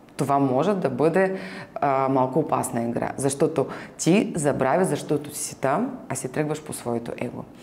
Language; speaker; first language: Bulgarian; non-native, fluent; Ukrainian